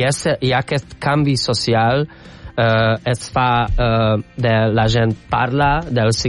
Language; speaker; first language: Catalan; non-native, fluent; Spanish